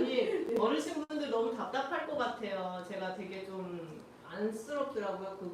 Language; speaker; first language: Korean; native; Korean